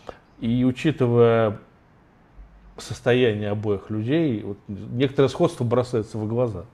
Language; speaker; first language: Russian; native; Russian